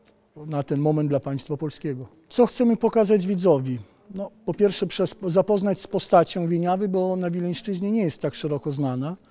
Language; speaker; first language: Polish; native; Polish